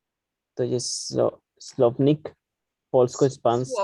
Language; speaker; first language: Polish; non-native, learner; Spanish